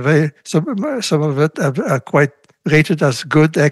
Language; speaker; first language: English; non-native, fluent; Russian